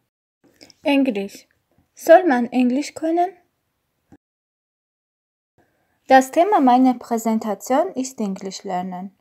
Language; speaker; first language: German; non-native, learner; Armenian